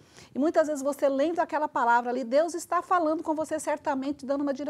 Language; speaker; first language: Portuguese; native; Portuguese